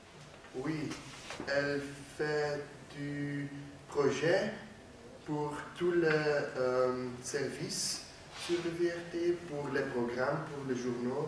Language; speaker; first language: French; non-native, learner; Dutch